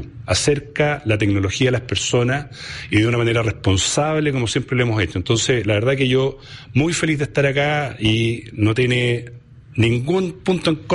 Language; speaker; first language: Spanish; native; Spanish